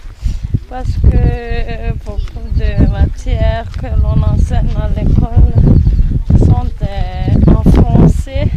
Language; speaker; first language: French; non-native, local second language; Malagasy